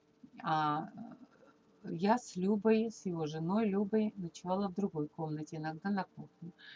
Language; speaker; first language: Russian; native; Russian